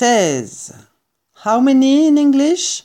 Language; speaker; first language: English; non-native, fluent; French